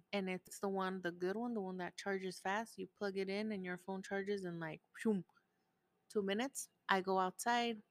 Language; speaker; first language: English; early bilingual, other home language; Spanish